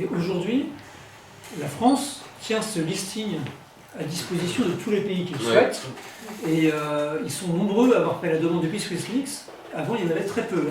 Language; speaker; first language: French; native; French